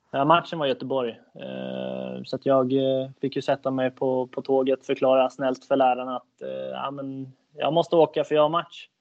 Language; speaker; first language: Swedish; native; Swedish